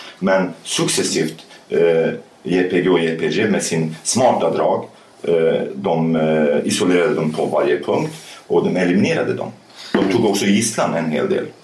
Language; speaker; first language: Swedish; early bilingual, other home language; Kurdish